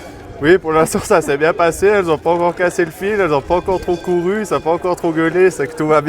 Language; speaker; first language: French; native; French